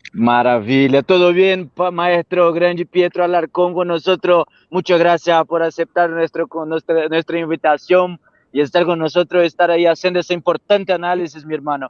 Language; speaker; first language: Spanish; non-native, fluent; Portuguese